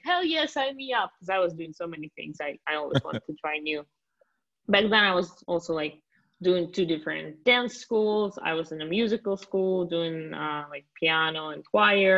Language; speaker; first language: English; non-native, fluent; Russian